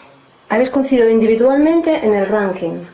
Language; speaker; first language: Spanish; native; Spanish